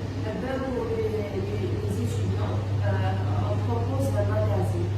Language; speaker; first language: French; non-native, local second language; Arabic